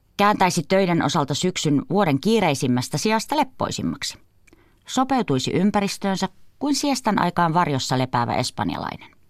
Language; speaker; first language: Finnish; native; Finnish